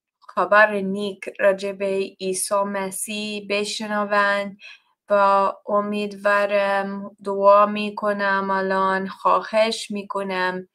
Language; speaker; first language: Persian; non-native, fluent; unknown